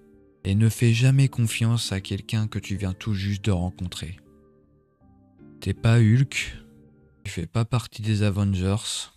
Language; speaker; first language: French; native; French